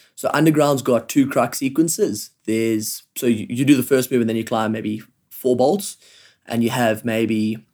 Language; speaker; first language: English; native; English